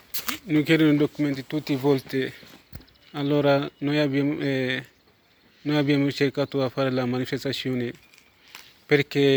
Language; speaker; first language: Italian; non-native, learner; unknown